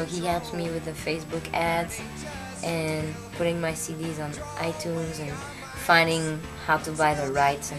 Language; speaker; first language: English; non-native, fluent; French